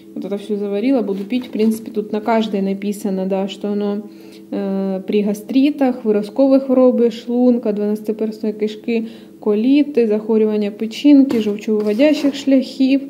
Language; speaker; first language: Russian; native; Russian